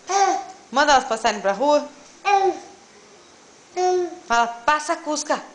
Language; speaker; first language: Portuguese; native; Portuguese